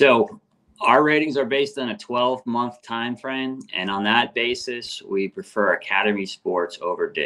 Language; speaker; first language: English; native; English